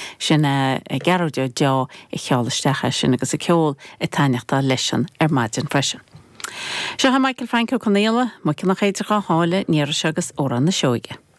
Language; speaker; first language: Irish; native; Irish